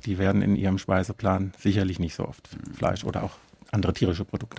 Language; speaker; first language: German; native; German